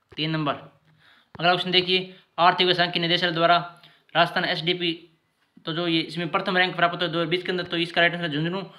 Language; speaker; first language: Hindi; native; Hindi